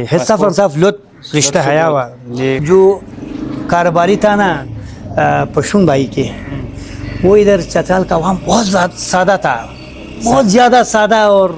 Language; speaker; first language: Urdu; non-native, fluent; Persian